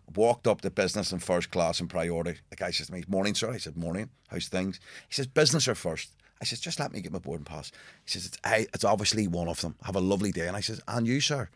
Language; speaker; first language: English; native; English